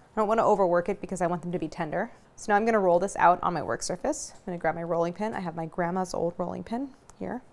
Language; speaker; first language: English; native; English